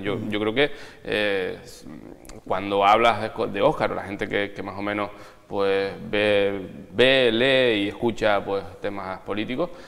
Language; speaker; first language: Spanish; native; Spanish